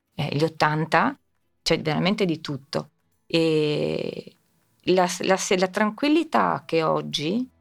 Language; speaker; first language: Italian; native; Italian